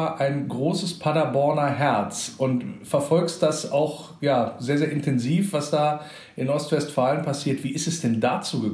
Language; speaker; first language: German; native; German